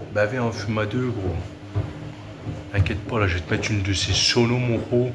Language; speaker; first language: French; native; French